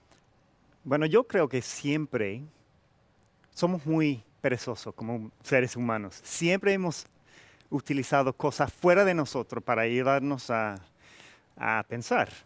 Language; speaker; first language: Spanish; non-native, fluent; English